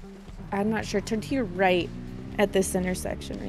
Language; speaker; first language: English; native; English